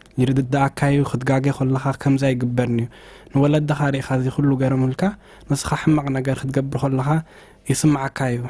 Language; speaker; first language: Tigrinya; early bilingual, heritage; Tigrinya